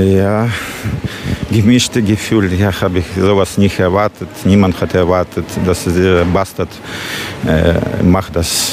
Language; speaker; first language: German; non-native, fluent; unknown